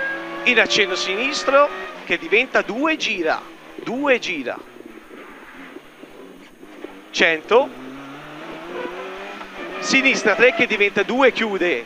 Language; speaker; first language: Italian; native; Italian